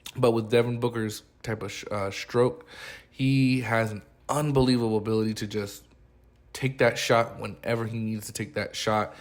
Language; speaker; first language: English; native; English